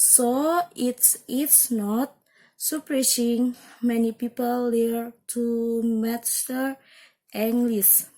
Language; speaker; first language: English; non-native, learner; Indonesian